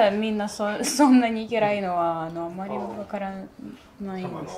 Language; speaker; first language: Japanese; non-native, fluent; Russian